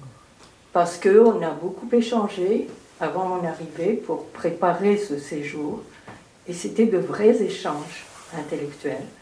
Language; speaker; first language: French; early bilingual, heritage; French